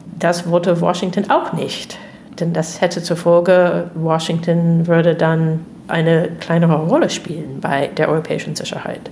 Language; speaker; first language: German; non-native, fluent; English